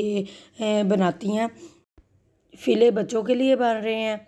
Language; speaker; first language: Urdu; native; Urdu